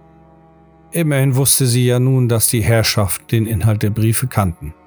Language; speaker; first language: German; native; German